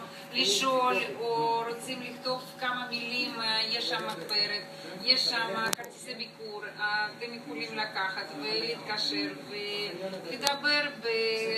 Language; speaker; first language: Hebrew; non-native, learner; Russian